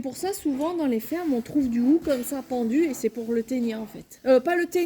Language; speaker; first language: French; native; French